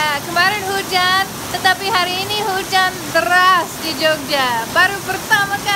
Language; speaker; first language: Indonesian; non-native, fluent; English